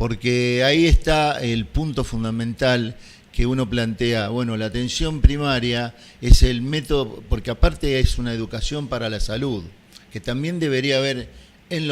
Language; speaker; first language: Spanish; native; Spanish